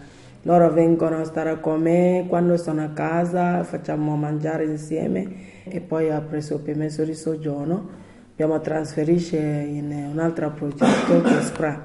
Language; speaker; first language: Italian; non-native, learner; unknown